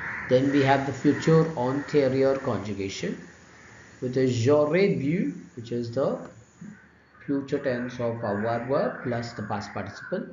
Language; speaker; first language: English; non-native, local second language; Tamil